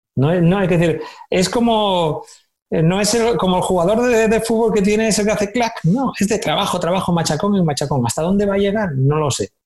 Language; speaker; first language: Spanish; native; Spanish